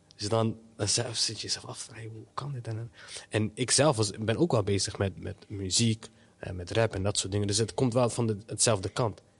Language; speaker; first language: Dutch; early bilingual, other home language; Somali